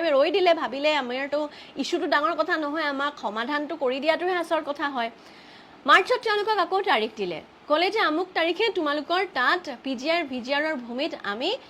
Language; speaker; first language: Assamese; native; Assamese